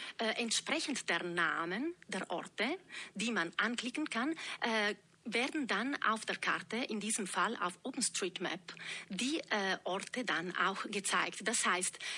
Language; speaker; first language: German; non-native, local second language; Ladin